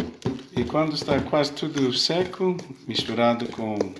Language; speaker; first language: Portuguese; early bilingual, heritage; Portuguese